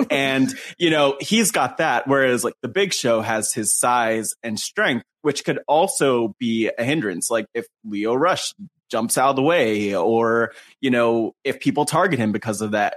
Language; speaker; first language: English; native; English